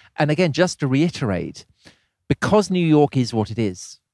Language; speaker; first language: English; native; English